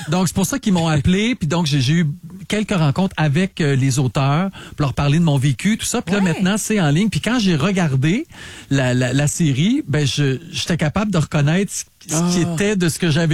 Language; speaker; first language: French; native; French